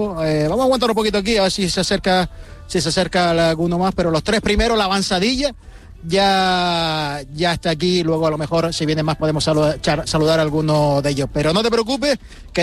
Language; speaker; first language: Spanish; native; Spanish